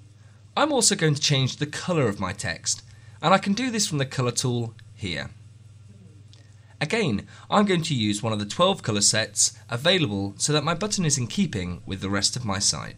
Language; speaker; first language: English; native; English